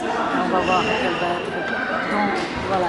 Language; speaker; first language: French; non-native, fluent; Serbian